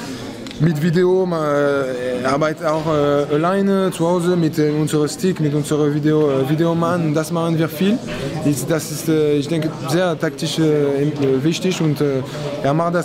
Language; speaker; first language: German; non-native, fluent; French